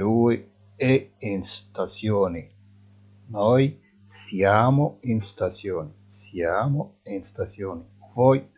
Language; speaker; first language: Italian; non-native, fluent; Arabic